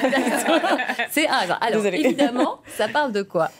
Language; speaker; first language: French; native; French